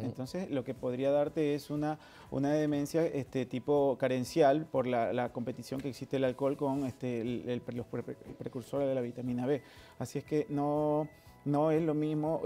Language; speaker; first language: Spanish; native; Spanish